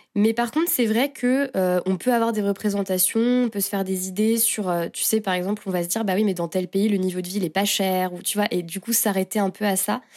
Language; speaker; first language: French; native; French